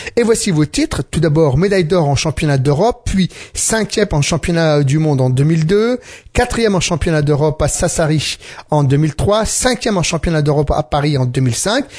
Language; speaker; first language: French; native; French